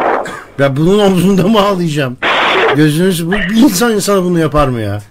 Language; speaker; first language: Turkish; native; Turkish